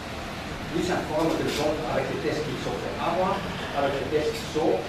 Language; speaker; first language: French; non-native, learner; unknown